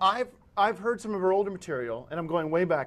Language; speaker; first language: English; native; English